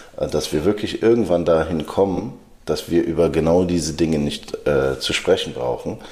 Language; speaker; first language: German; early bilingual, other home language; Arabic